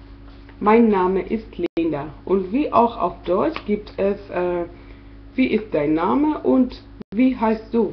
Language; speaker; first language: German; non-native, fluent; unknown